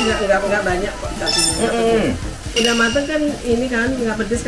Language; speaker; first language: Indonesian; native; Indonesian